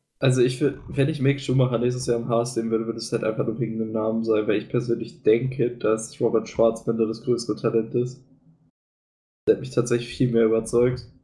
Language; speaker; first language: German; native; German